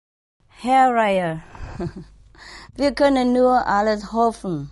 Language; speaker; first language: German; non-native, learner; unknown